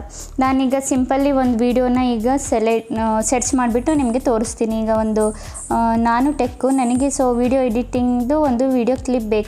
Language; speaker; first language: Kannada; native; Kannada